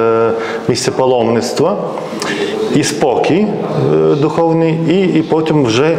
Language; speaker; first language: Ukrainian; non-native, fluent; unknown